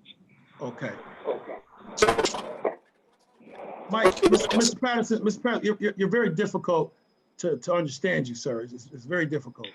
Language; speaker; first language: English; native; English